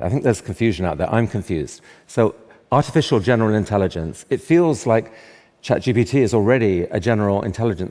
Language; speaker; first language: English; native; English